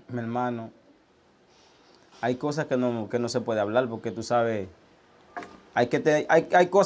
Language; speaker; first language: Spanish; early bilingual, other home language; Haitian Creole